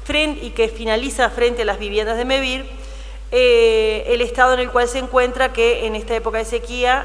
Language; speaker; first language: Spanish; native; Spanish